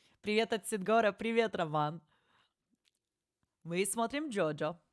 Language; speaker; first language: Russian; early bilingual, heritage; Russian